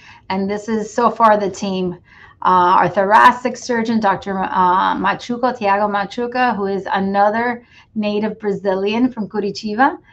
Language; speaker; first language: English; non-native, fluent; Spanish